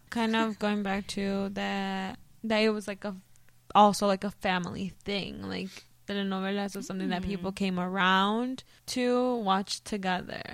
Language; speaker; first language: English; early bilingual, other home language; Spanish